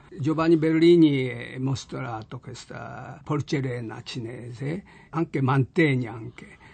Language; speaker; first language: Italian; non-native, learner; Japanese